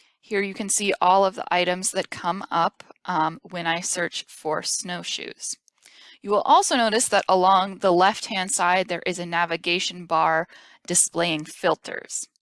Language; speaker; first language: English; native; English